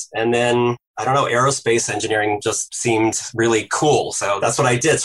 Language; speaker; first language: English; native; English